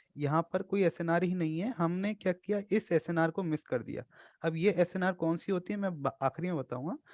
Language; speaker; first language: Hindi; native; Hindi